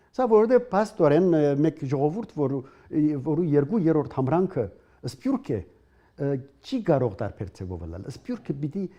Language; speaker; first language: Armenian; early bilingual, heritage; Armenian